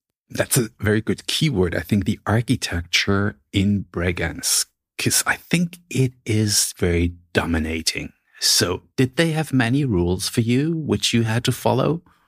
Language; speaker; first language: English; non-native, fluent; German